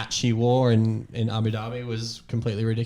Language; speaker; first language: English; native; English